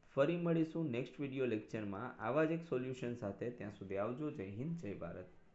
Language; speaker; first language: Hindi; non-native, local second language; Gujarati